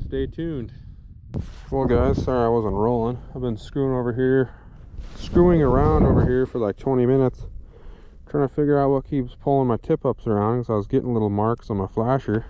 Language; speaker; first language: English; native; English